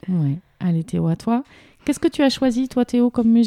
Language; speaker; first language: French; native; French